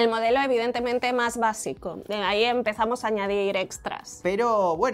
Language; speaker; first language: Spanish; native; Spanish